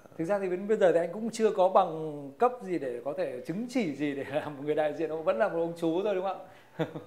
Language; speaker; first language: Vietnamese; native; Vietnamese